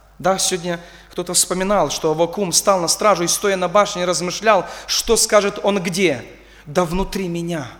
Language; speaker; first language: Russian; non-native, local second language; Ukrainian